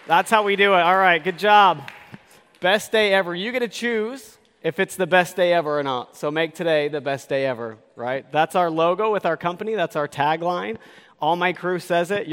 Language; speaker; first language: English; native; English